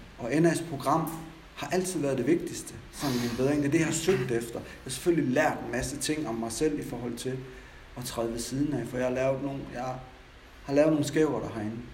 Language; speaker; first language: Danish; native; Danish